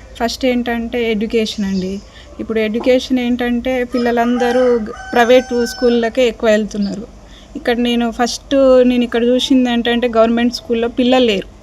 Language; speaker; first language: Telugu; non-native, local second language; Lambadi